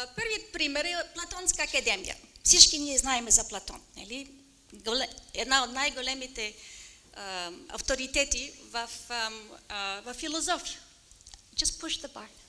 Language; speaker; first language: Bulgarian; non-native, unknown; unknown